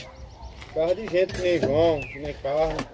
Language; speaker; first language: Portuguese; native; Portuguese